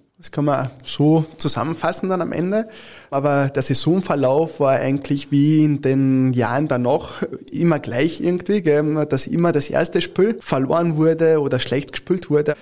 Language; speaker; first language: German; early bilingual, other home language; Italian